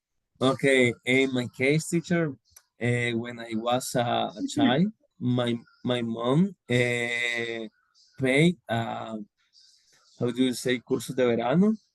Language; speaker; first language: English; non-native, learner; Spanish